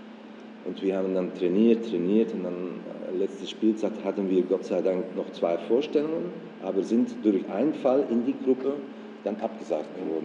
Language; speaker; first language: German; non-native, fluent; Dutch